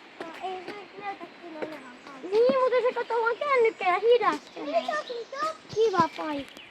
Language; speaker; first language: Finnish; non-native, learner; Thai